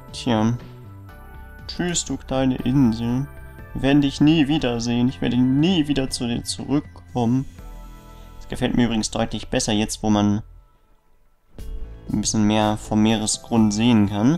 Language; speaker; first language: German; native; German